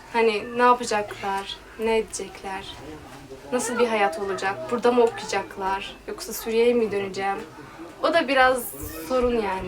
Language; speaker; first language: Turkish; non-native, fluent; Arabic